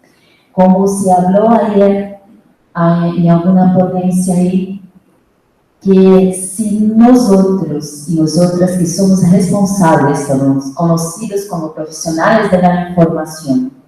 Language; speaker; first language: Spanish; non-native, fluent; Portuguese